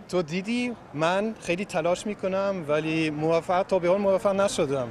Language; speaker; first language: Persian; non-native, learner; German